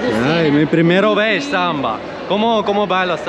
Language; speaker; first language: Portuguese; non-native, learner; Swiss German